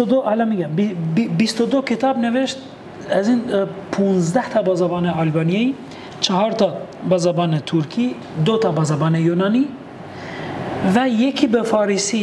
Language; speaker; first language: Persian; non-native, fluent; Albanian